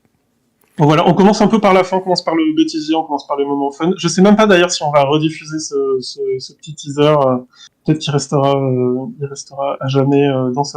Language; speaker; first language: French; native; French